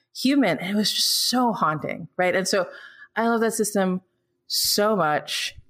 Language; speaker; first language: English; non-native, local second language; Filipino